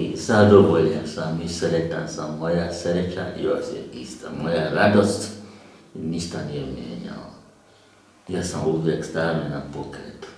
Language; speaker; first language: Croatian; non-native, learner; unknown